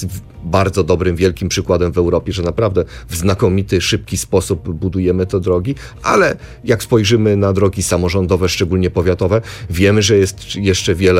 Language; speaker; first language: Polish; native; Polish